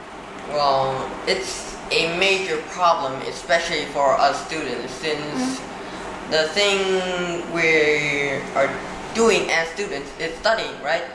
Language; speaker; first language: English; non-native, fluent; Vietnamese